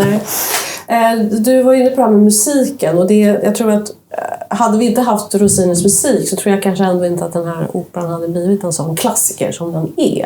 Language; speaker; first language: Swedish; native; Swedish